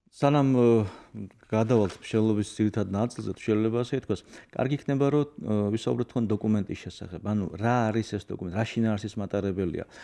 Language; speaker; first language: Georgian; native; Georgian